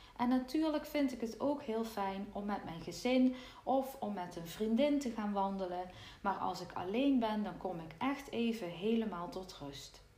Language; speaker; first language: Dutch; native; Dutch